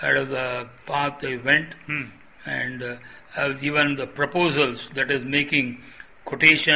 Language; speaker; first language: English; non-native, local second language; Tamil